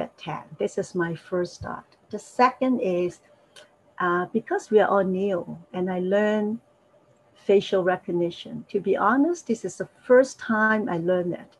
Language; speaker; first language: English; non-native, local second language; Cantonese